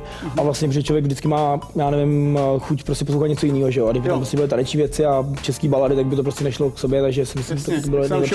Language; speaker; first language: Czech; native; Czech